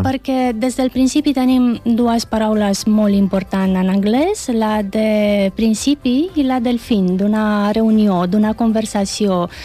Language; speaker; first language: Catalan; non-native, fluent; Romanian